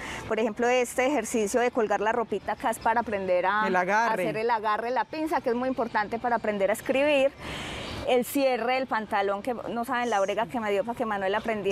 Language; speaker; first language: Spanish; native; Spanish